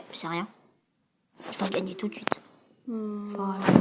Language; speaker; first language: French; native; French